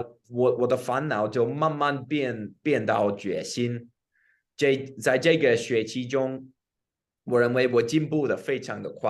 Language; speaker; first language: Chinese; non-native, fluent; English